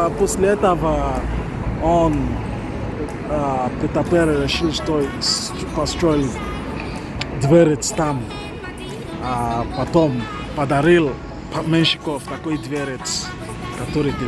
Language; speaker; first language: Russian; non-native, learner; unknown